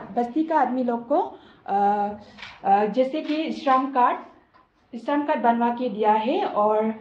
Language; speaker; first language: Hindi; non-native, local second language; Garo